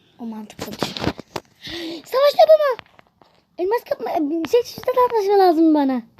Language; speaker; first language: Turkish; native; Turkish